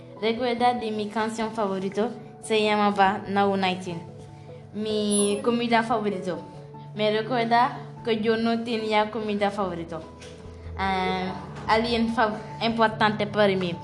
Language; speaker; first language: Spanish; non-native, learner; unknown